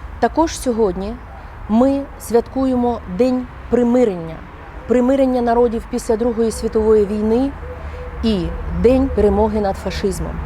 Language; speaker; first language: Ukrainian; native; Ukrainian